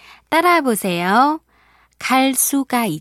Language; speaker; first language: Korean; non-native, fluent; Vietnamese